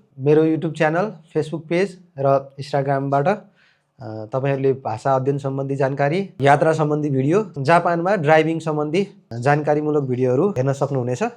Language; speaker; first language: Nepali; native; Nepali